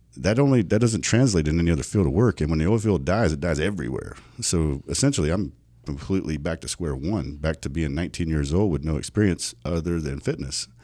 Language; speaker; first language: English; native; English